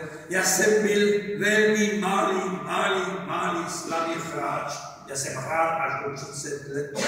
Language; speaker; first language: Czech; non-native, learner; French